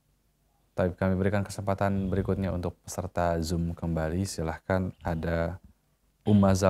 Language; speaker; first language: Indonesian; native; Indonesian